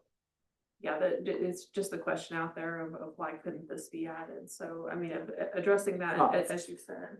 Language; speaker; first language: English; native; English